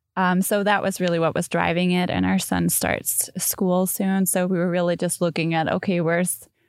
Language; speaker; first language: English; non-native, fluent; Danish